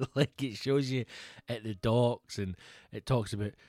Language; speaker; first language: English; native; English